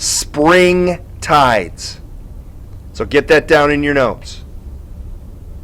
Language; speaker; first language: English; native; English